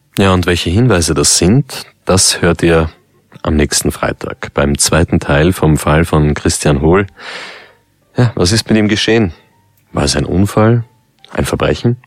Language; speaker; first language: German; native; German